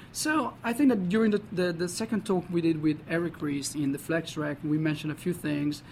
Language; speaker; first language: English; non-native, fluent; Italian